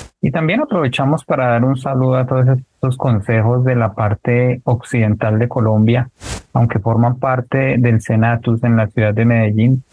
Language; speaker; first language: Spanish; native; Spanish